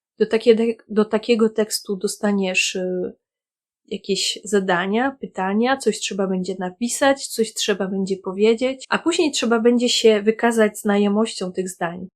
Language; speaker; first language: Polish; native; Polish